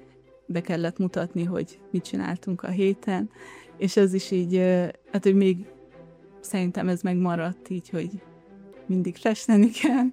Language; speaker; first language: Hungarian; early bilingual, heritage; Hungarian